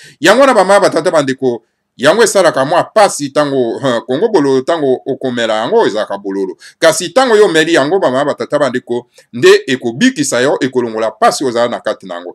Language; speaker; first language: Lingala; non-native, local second language; Kongo